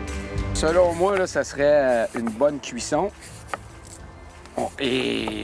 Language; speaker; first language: French; native; French